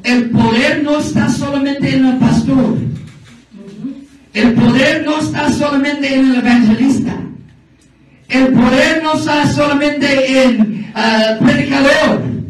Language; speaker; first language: Spanish; non-native, learner; English